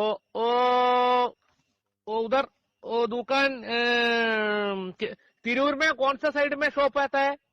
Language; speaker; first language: Hindi; non-native, local second language; Malayalam